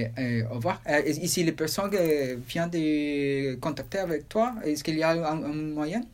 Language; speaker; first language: French; non-native, learner; Spanish